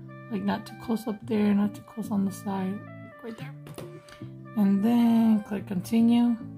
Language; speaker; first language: English; early bilingual, other home language; Spanish